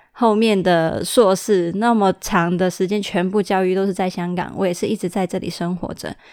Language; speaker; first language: Chinese; early bilingual, heritage; Chinese